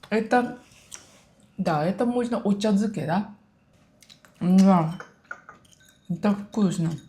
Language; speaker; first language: Russian; non-native, learner; Japanese